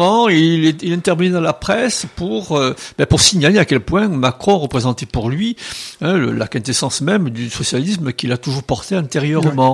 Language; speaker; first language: French; native; French